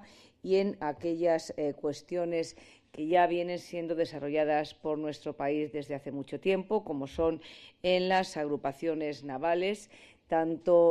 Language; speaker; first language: Spanish; native; Spanish